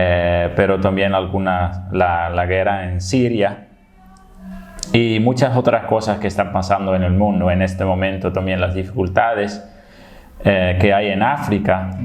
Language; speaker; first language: Spanish; non-native, fluent; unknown